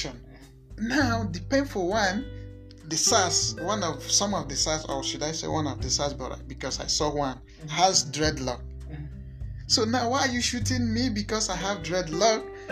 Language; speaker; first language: English; non-native, local second language; Igbo